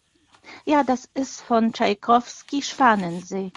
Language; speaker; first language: German; non-native, fluent; Polish